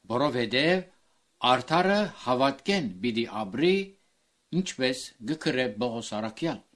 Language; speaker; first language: Armenian; native; Armenian